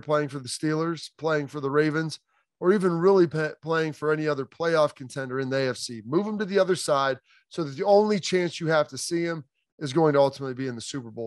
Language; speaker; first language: English; native; English